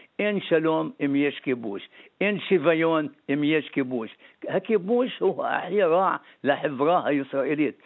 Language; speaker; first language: Hebrew; non-native, local second language; Arabic